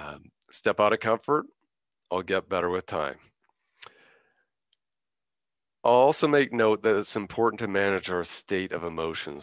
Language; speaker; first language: English; native; English